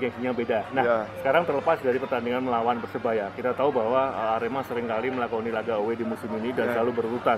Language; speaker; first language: Indonesian; native; Indonesian